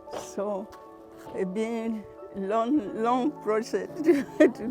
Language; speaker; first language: English; non-native, learner; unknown